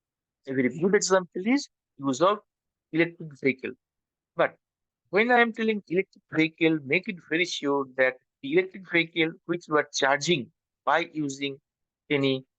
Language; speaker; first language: English; non-native, local second language; Bangla